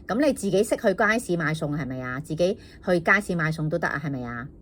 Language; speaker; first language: Cantonese; native; Cantonese